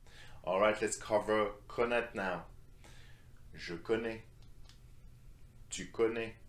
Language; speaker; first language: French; non-native, fluent; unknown